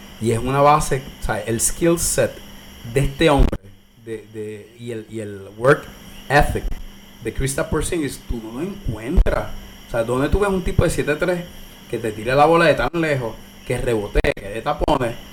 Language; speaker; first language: Spanish; native; Spanish